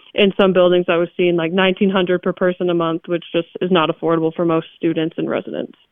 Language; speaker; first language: English; native; English